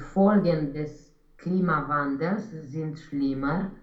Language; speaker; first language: German; non-native, learner; Romanian